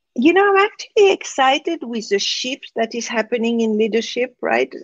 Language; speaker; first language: English; non-native, fluent; French